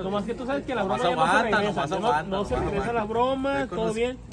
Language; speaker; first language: Spanish; native; Spanish